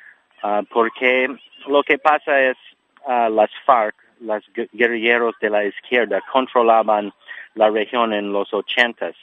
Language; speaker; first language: Spanish; non-native, learner; English